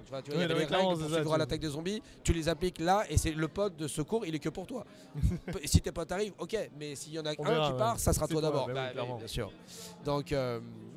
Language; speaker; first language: French; native; French